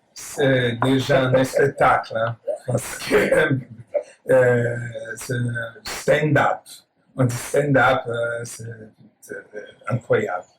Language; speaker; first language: French; non-native, learner; Portuguese